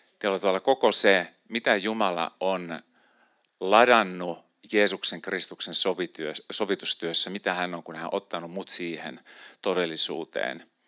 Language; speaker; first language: Finnish; native; Finnish